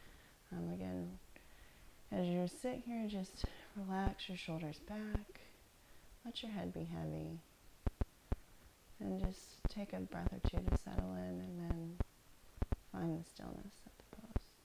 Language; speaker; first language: English; native; English